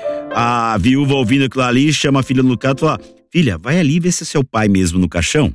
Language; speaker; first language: Portuguese; native; Portuguese